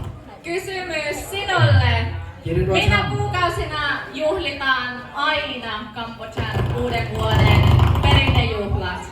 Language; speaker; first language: Finnish; non-native, fluent; Khmer